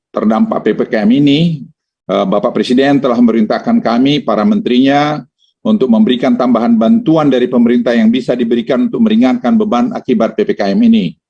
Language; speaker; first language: Indonesian; native; Indonesian